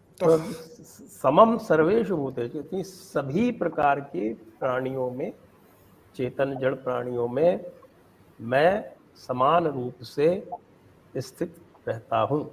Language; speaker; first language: Hindi; native; Hindi